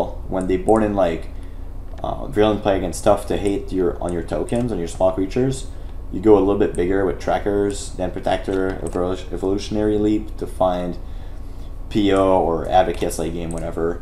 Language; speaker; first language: English; non-native, local second language; French